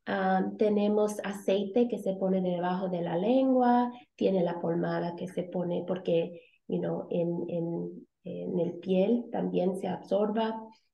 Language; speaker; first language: Spanish; early bilingual, heritage; Spanish